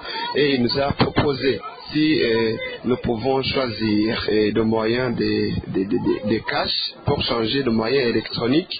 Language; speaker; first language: French; non-native, local second language; Rundi